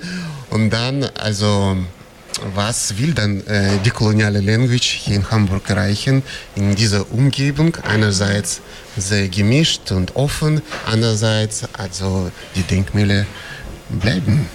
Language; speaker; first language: German; non-native, fluent; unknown